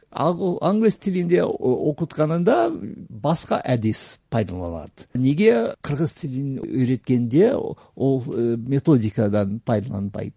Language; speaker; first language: Kyrgyz; non-native, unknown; English